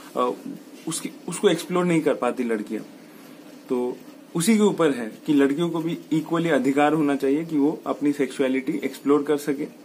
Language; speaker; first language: Hindi; non-native, local second language; Bangla